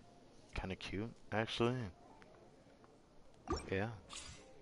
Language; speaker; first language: English; native; English